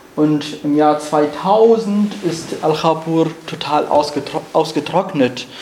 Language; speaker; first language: German; non-native, fluent; Arabic